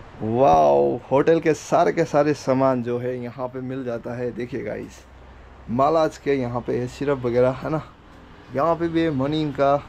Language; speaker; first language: Hindi; non-native, local second language; Nepali